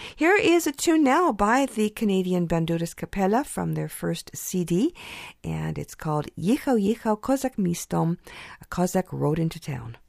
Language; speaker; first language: English; early bilingual, other home language; Ukrainian